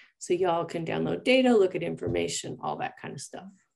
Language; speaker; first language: English; native; English